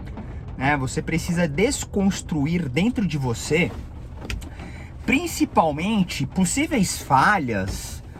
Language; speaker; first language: Portuguese; native; Portuguese